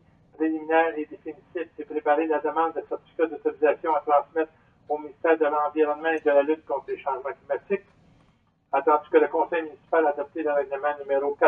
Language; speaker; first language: French; native; French